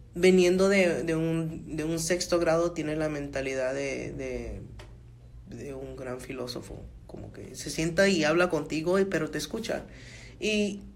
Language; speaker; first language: Spanish; early bilingual, heritage; Spanish